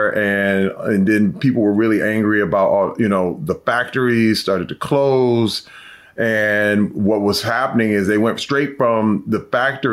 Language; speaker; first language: English; native; English